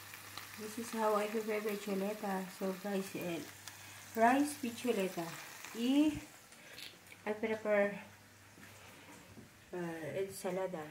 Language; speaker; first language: English; non-native, local second language; Filipino